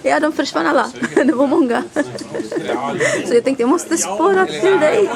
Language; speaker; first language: Swedish; non-native, fluent; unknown